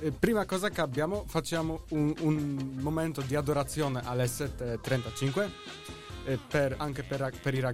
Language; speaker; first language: Italian; non-native, learner; Polish